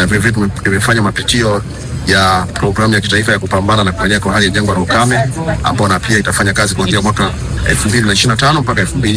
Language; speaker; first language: Swahili; native; Swahili